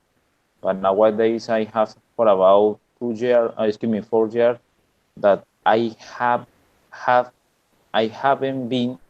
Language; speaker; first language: English; non-native, learner; Spanish